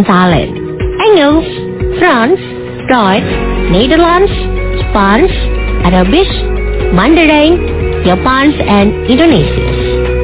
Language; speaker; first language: Dutch; non-native, fluent; Indonesian